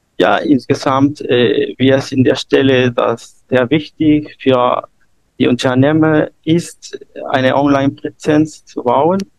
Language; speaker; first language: German; non-native, learner; Spanish